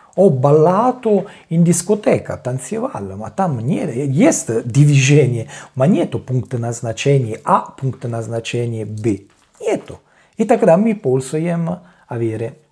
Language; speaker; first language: Russian; non-native, learner; Italian